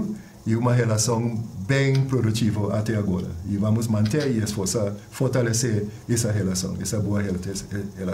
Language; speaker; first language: Portuguese; non-native, fluent; English